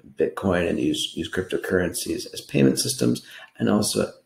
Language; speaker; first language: English; native; English